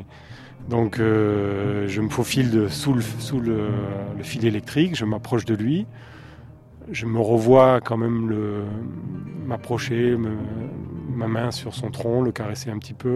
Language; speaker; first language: French; native; French